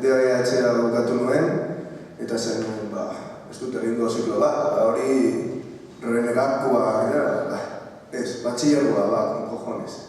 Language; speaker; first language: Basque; non-native, local second language; Spanish